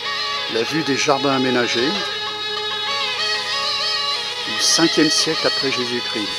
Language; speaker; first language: French; native; French